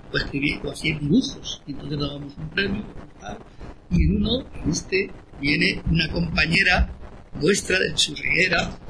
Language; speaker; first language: Spanish; native; Spanish